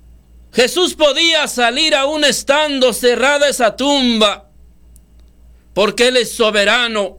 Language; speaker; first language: Spanish; native; Spanish